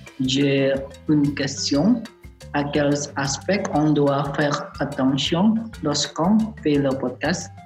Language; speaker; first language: French; non-native, learner; Chinese